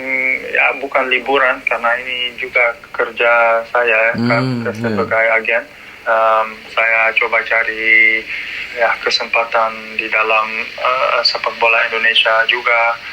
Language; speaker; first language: Indonesian; non-native, learner; Dutch